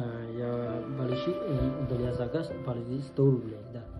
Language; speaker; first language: Russian; non-native, learner; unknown